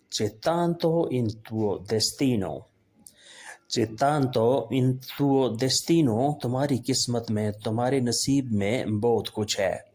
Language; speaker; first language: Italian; non-native, learner; Urdu